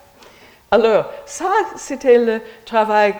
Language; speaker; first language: French; non-native, fluent; English